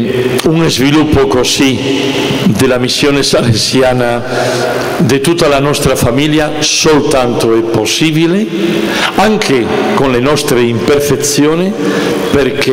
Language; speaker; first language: Italian; non-native, fluent; Spanish